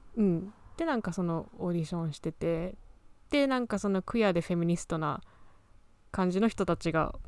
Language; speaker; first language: Japanese; early bilingual, heritage; Japanese